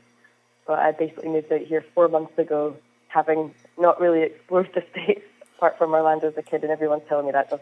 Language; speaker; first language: English; native; English